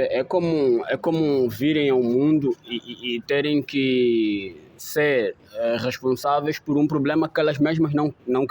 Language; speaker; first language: Portuguese; native; Portuguese